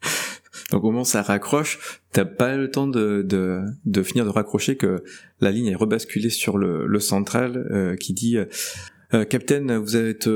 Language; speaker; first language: French; native; French